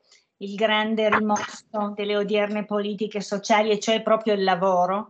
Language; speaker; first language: Italian; native; Italian